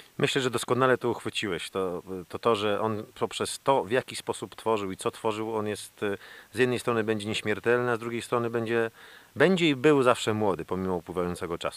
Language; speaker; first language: Polish; native; Polish